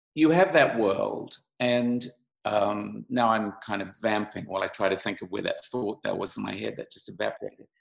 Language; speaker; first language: English; native; English